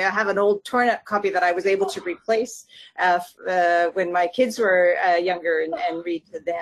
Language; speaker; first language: English; native; English